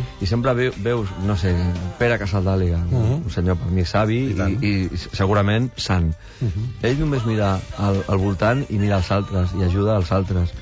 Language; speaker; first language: Catalan; non-native, local second language; Spanish